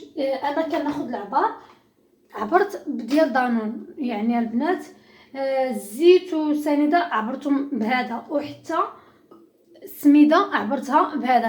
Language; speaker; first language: Arabic; native; Arabic